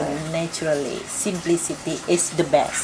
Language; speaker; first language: English; non-native, local second language; Indonesian